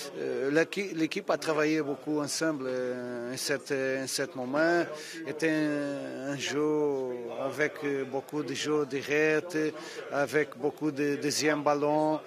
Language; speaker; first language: French; non-native, fluent; Portuguese